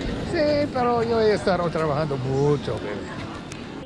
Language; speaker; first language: Spanish; non-native, learner; English